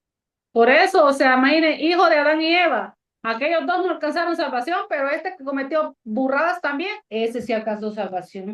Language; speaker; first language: Spanish; native; Spanish